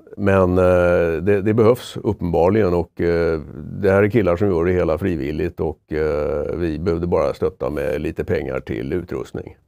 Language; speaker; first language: Swedish; native; Swedish